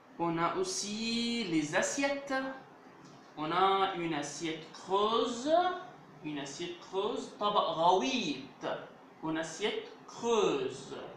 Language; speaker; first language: French; non-native, fluent; Arabic